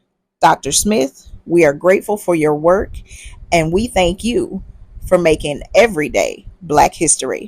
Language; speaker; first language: English; native; English